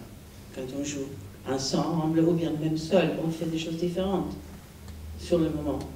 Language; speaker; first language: French; non-native, fluent; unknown